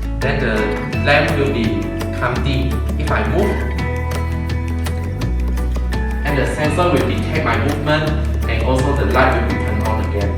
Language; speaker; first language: English; non-native, local second language; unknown